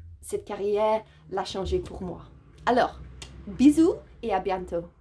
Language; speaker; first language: French; non-native, learner; English